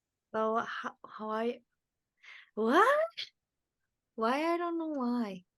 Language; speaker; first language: English; non-native, learner; Japanese